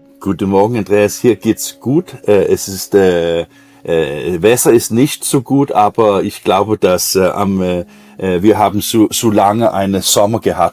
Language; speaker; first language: German; non-native, learner; Danish